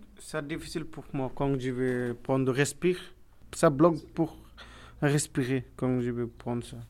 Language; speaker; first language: French; non-native, learner; Bangla